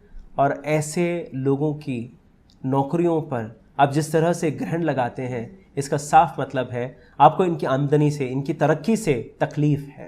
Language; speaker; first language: Hindi; native; Hindi